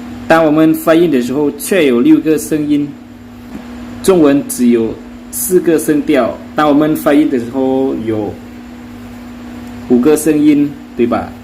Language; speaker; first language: Chinese; non-native, learner; Lao